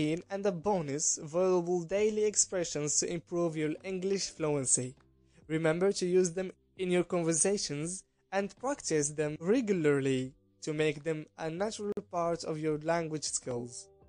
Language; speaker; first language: English; non-native, fluent; Arabic